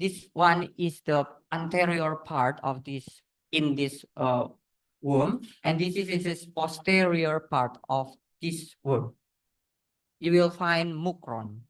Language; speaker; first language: English; non-native, learner; Indonesian